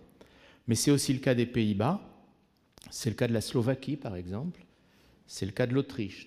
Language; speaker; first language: French; native; French